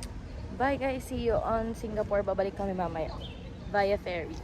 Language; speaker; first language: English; non-native, local second language; Filipino